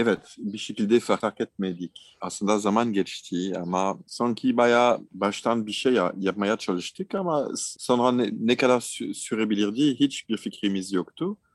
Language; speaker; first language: Turkish; non-native, fluent; French